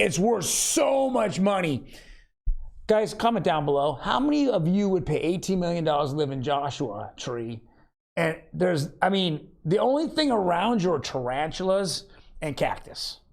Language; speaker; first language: English; native; English